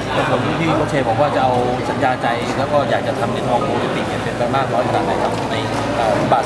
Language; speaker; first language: Thai; native; Thai